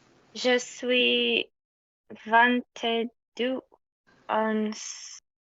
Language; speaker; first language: French; non-native, learner; Portuguese